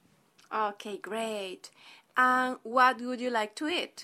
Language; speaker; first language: English; non-native, fluent; Spanish